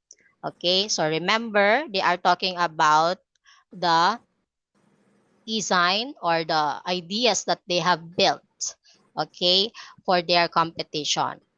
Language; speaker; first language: English; non-native, fluent; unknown